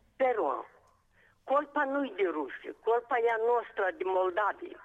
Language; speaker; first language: Italian; non-native, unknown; Romanian